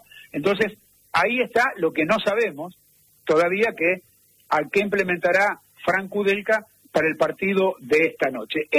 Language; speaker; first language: Spanish; native; Spanish